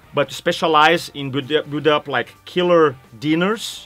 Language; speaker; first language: English; non-native, fluent; Portuguese